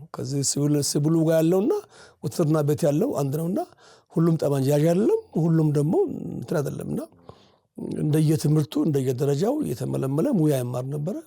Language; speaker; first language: Amharic; native; Amharic